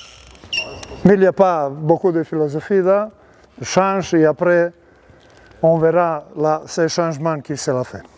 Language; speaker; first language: French; non-native, learner; Serbian